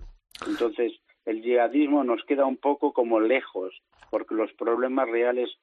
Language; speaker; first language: Spanish; native; Spanish